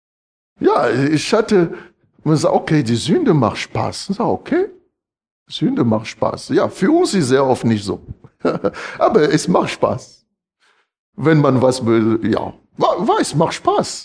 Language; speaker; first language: German; non-native, fluent; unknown